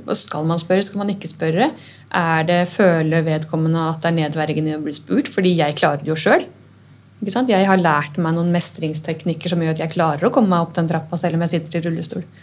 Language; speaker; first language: Norwegian; native; Norwegian